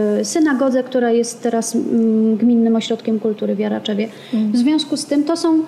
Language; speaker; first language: Polish; native; Polish